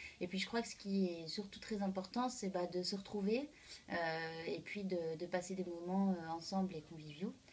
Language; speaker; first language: French; native; French